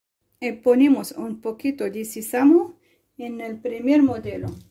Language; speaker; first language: Spanish; non-native, fluent; Arabic